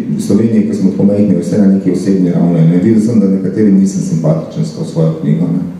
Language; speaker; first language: Slovenian; native; Slovenian